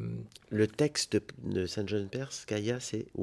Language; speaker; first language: French; native; French